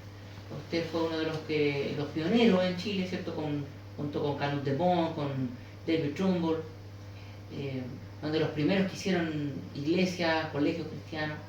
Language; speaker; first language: Spanish; native; Spanish